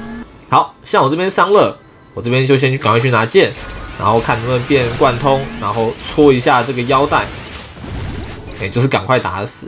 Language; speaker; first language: Chinese; native; Chinese